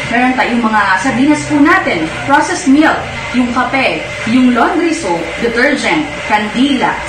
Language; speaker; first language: Filipino; non-native, local second language; Bikol